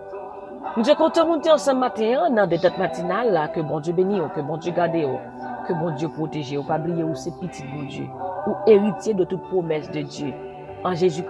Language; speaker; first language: French; non-native, local second language; Haitian Creole